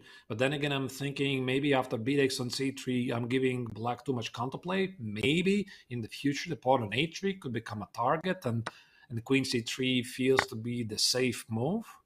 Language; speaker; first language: English; non-native, fluent; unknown